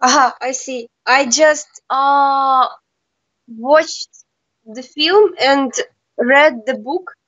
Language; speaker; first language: English; non-native, learner; Russian